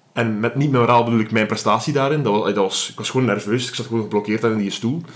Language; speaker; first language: Dutch; native; Dutch